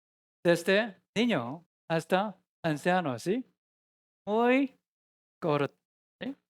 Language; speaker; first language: Spanish; non-native, learner; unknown